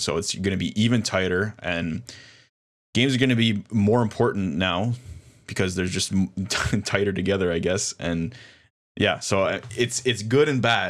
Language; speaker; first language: English; native; English